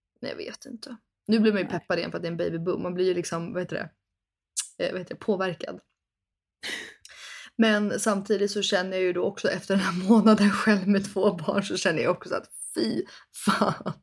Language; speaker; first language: Swedish; native; Swedish